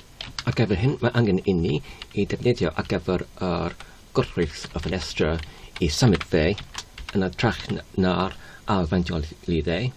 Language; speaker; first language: Welsh; non-native, learner; English